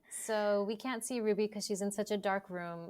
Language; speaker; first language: English; native; English